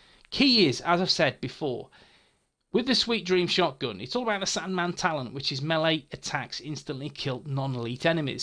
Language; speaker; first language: English; native; English